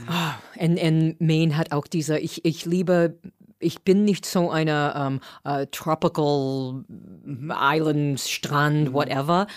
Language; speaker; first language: German; non-native, fluent; English